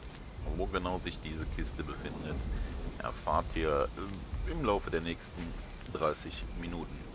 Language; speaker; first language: German; native; German